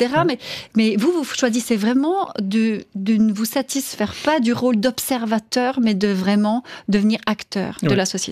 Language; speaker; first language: French; native; French